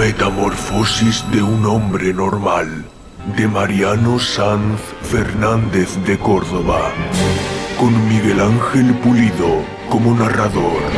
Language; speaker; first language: Spanish; native; Spanish